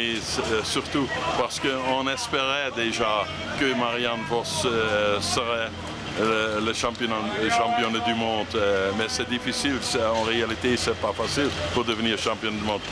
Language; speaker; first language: French; non-native, fluent; Dutch